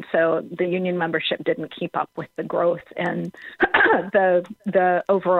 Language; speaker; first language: English; native; English